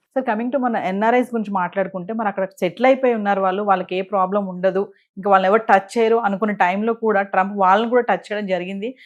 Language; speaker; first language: Telugu; native; Telugu